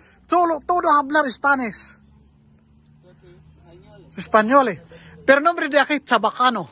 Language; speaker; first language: Spanish; non-native, learner; Filipino